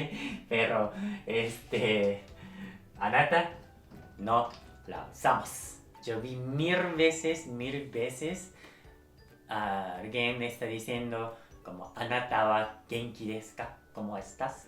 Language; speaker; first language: Spanish; non-native, fluent; Japanese